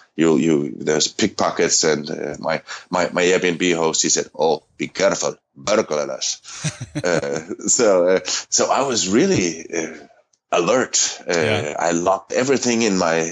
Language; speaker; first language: English; non-native, fluent; Danish